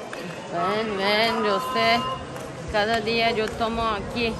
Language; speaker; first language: Spanish; non-native, learner; Turkish